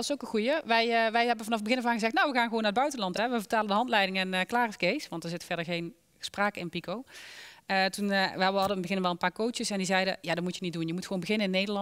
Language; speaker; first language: Dutch; native; Dutch